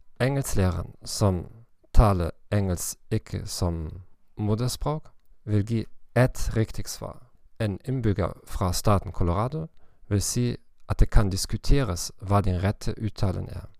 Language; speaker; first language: Norwegian; non-native, learner; German